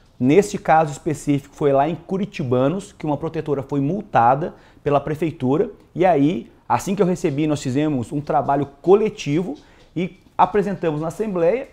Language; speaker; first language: Portuguese; native; Portuguese